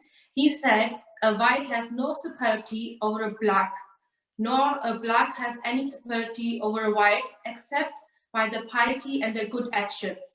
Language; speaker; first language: English; early bilingual, other home language; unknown